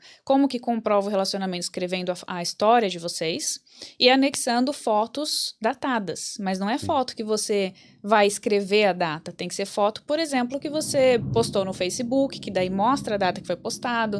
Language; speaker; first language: Portuguese; native; Portuguese